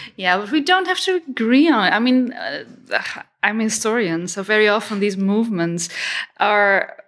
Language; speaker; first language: English; non-native, fluent; Dutch